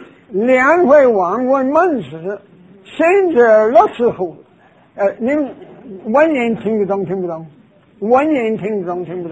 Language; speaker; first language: Chinese; non-native, fluent; English